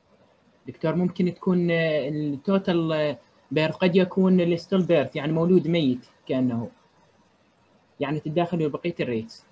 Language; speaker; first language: Arabic; native; Arabic